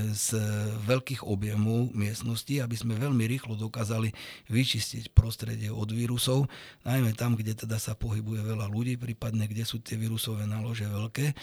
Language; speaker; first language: Slovak; native; Slovak